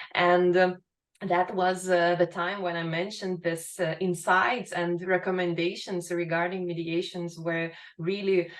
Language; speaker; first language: English; non-native, fluent; Lithuanian